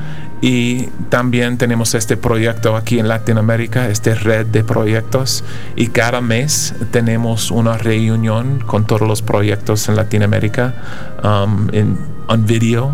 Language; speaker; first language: Spanish; non-native, fluent; English